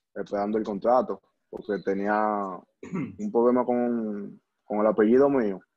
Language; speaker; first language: Spanish; native; Spanish